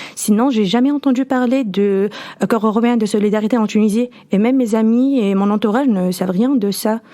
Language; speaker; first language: French; non-native, local second language; Arabic